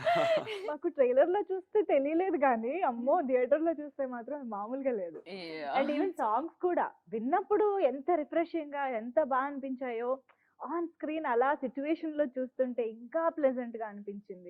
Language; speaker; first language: Telugu; native; Telugu